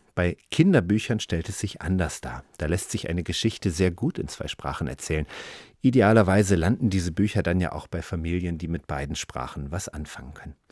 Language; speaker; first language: German; native; German